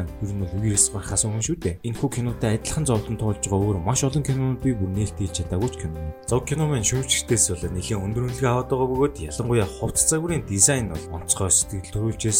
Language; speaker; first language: Mongolian; native; Mongolian